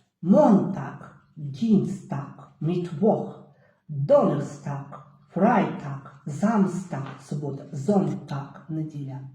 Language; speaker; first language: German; non-native, learner; Ukrainian